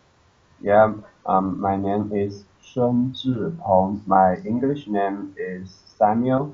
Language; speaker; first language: English; non-native, learner; Chinese